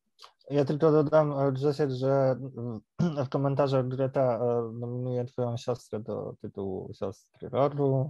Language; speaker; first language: Polish; native; Polish